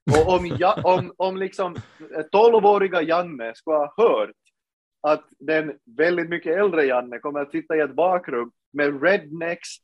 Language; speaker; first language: Swedish; native; Swedish